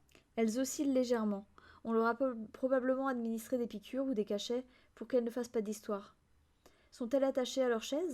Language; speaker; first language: French; native; French